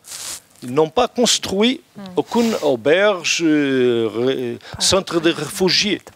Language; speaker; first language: French; non-native, fluent; Portuguese